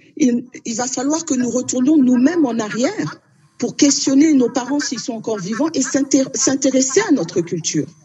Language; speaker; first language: French; early bilingual, other home language; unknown